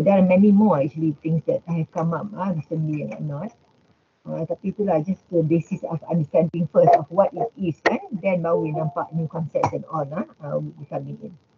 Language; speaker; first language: English; non-native, local second language; Malay